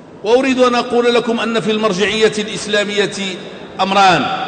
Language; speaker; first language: Arabic; native; Arabic